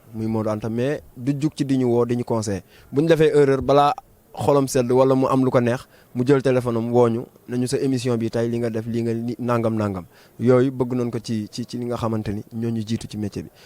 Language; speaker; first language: Wolof; native; Wolof